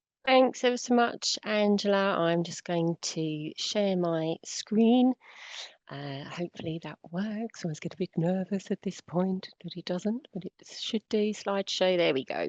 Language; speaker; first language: English; native; English